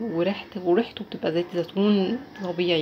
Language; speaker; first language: Arabic; native; Arabic